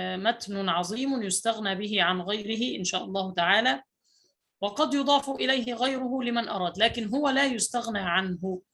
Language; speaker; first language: Arabic; native; Arabic